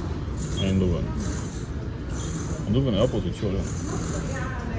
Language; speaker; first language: Japanese; non-native, learner; French